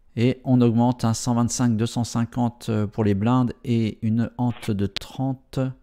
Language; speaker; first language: French; native; French